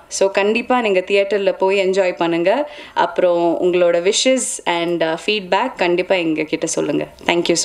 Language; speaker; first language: Tamil; non-native, local second language; Malayalam